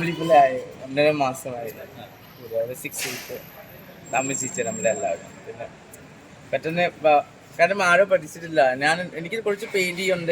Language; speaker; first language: Malayalam; non-native, learner; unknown